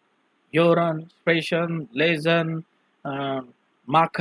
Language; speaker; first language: German; non-native, learner; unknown